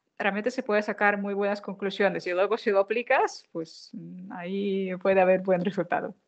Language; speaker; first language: Spanish; non-native, fluent; Ukrainian